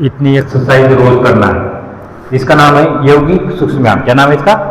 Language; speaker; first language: Hindi; non-native, local second language; Marathi